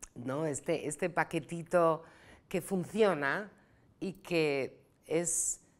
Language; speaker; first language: Spanish; native; Spanish